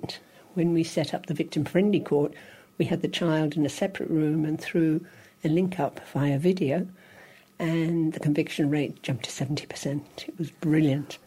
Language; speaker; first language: English; native; English